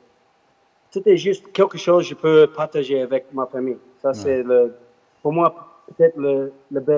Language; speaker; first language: French; non-native, learner; English